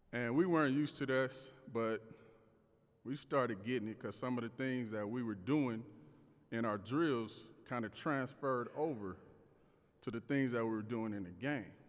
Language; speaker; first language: English; native; English